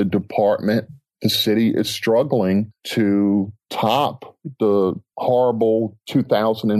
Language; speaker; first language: English; native; English